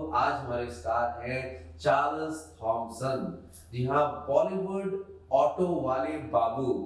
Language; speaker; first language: Hindi; native; Hindi